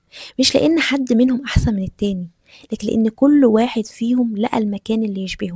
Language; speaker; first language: Arabic; native; Arabic